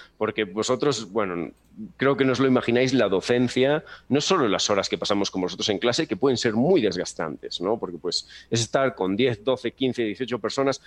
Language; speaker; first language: Spanish; native; Spanish